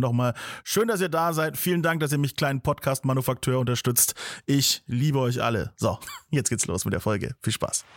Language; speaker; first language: German; native; German